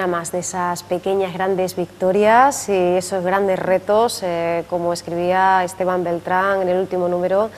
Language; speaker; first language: Spanish; native; Spanish